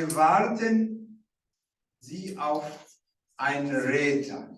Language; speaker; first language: German; non-native, fluent; Rundi